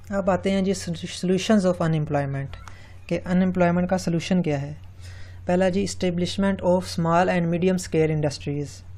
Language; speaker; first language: Urdu; non-native, local second language; Punjabi